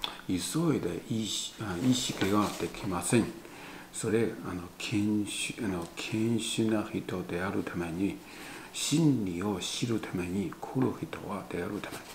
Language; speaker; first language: Japanese; non-native, learner; Chinese